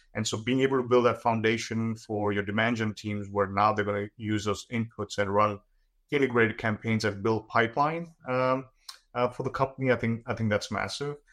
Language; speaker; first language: English; non-native, local second language; Gujarati